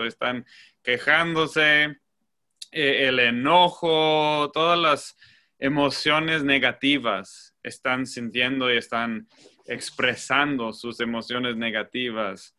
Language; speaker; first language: Spanish; non-native, fluent; English